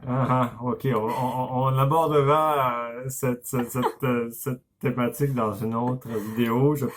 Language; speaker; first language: French; native; French